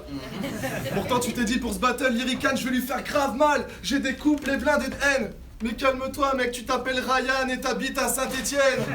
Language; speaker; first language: French; native; French